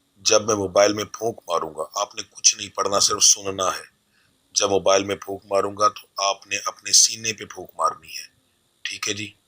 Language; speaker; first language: Urdu; non-native, local second language; Punjabi